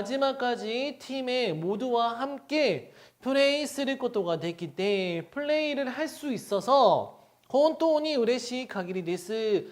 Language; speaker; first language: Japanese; non-native, fluent; Korean